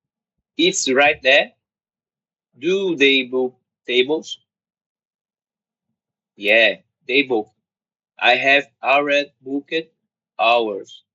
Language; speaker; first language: English; non-native, learner; Portuguese